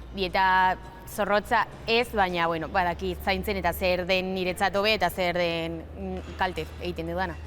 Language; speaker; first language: Basque; native; Basque